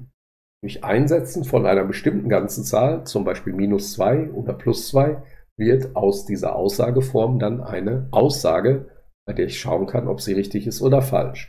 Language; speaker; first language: German; native; German